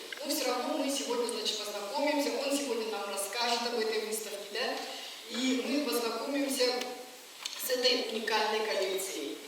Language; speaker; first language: Russian; native; Russian